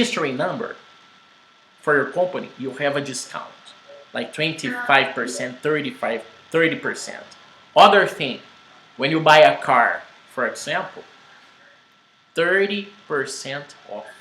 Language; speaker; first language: English; non-native, fluent; Portuguese